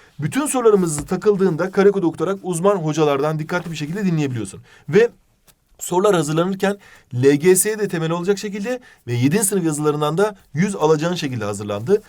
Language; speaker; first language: Turkish; native; Turkish